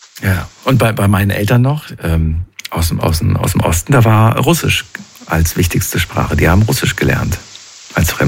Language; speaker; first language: German; native; German